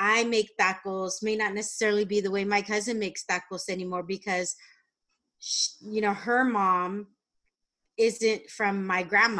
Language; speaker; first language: English; native; English